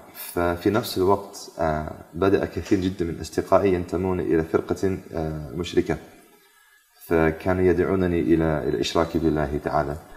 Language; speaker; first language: Arabic; non-native, fluent; English